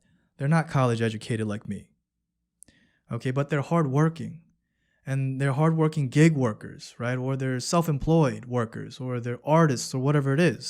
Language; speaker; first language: English; early bilingual, other home language; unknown